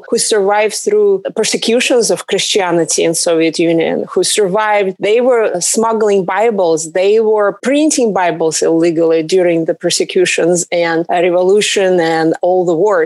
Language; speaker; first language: English; non-native, fluent; Russian